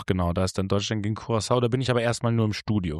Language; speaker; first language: German; native; German